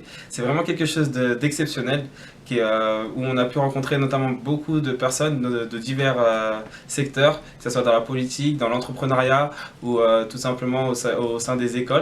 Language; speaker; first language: French; native; French